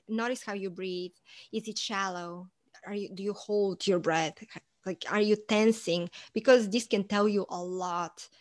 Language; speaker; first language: English; non-native, fluent; Portuguese